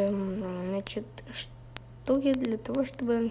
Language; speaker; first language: Russian; native; Russian